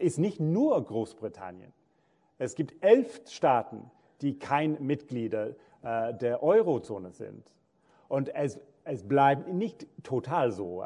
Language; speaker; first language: German; non-native, fluent; English